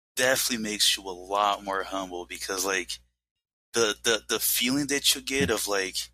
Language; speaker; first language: English; non-native, fluent; Portuguese